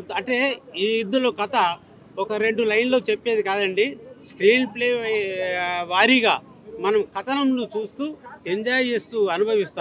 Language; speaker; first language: Telugu; native; Telugu